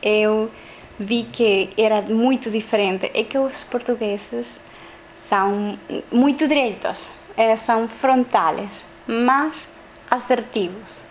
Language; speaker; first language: Portuguese; non-native, learner; Spanish